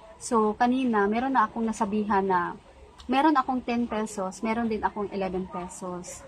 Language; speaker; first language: Filipino; non-native, local second language; Cebuano